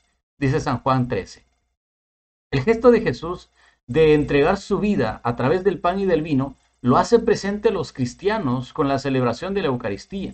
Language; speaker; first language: Spanish; native; Spanish